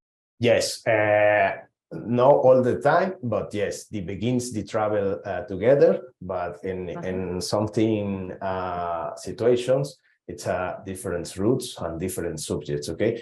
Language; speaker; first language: English; non-native, learner; Spanish